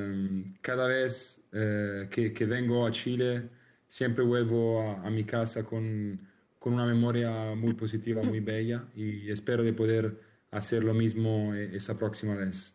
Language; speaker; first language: Spanish; non-native, learner; Italian